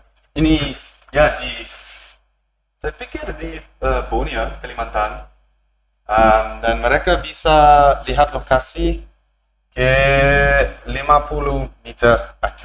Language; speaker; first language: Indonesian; non-native, learner; English